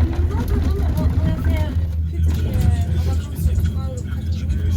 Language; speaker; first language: French; non-native, fluent; German